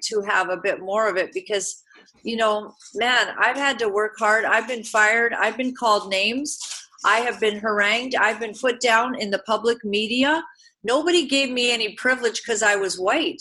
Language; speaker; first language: English; native; English